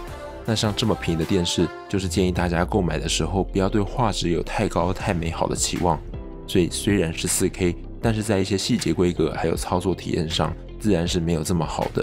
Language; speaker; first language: Chinese; native; Chinese